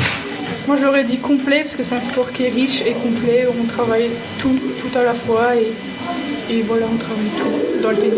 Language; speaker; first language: French; native; French